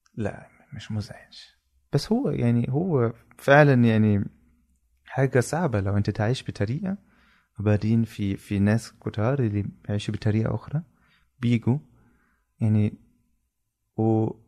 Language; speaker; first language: Arabic; non-native, fluent; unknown